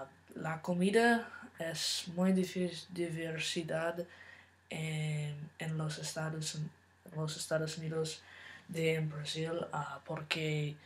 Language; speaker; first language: Spanish; non-native, learner; English